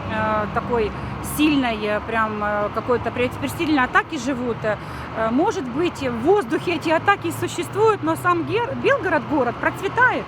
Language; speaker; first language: Russian; native; Russian